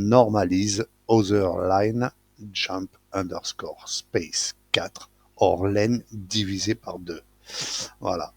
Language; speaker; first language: French; native; French